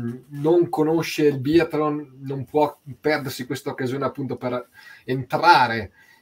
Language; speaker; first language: Italian; native; Italian